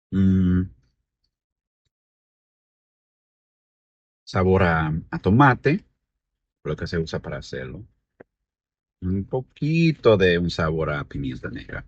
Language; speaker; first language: Spanish; early bilingual, heritage; Spanish